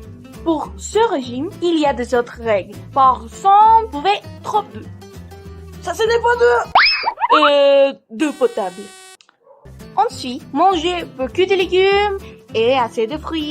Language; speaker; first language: French; non-native, learner; Spanish